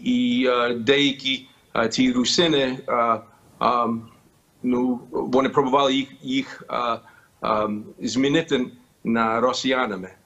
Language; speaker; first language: Ukrainian; early bilingual, heritage; Ukrainian